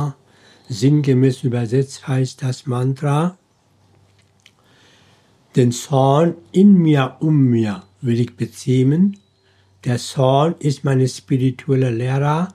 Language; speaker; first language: German; non-native, fluent; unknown